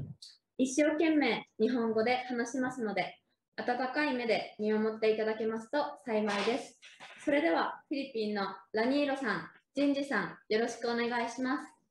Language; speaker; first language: Japanese; native; Japanese